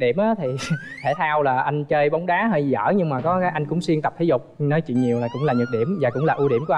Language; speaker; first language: Vietnamese; native; Vietnamese